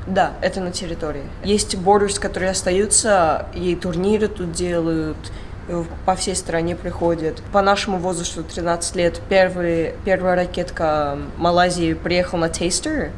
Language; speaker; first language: Russian; early bilingual, heritage; Russian